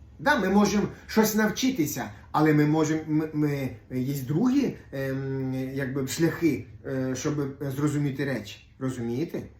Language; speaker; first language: Ukrainian; non-native, local second language; Russian